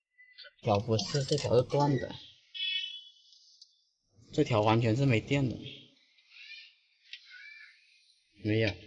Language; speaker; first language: Chinese; native; Chinese